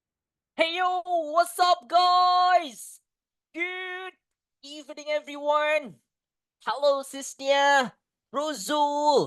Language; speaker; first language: English; non-native, fluent; Indonesian